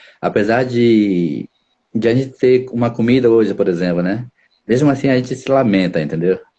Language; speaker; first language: Portuguese; non-native, local second language; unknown